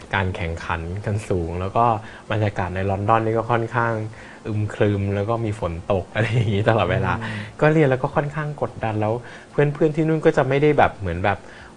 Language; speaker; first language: Thai; native; Thai